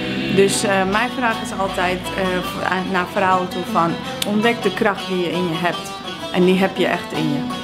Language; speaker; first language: Dutch; non-native, local second language; Turkish